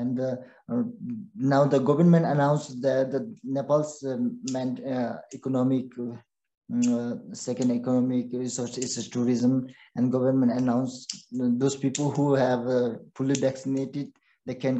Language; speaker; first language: English; non-native, learner; Sherpa